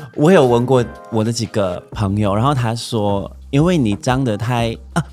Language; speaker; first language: Chinese; non-native, fluent; English